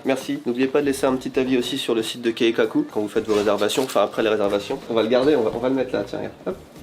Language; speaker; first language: French; native; French